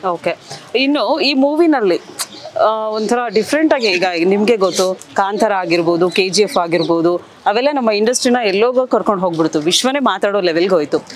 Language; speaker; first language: Kannada; native; Kannada